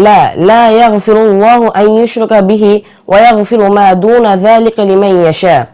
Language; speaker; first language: Arabic; non-native, learner; Bangla